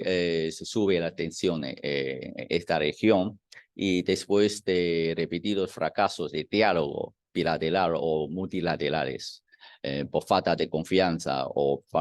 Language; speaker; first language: Spanish; non-native, fluent; Chinese